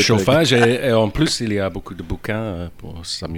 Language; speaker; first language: French; non-native, fluent; English